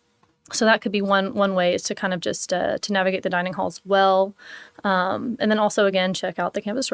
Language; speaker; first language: English; native; English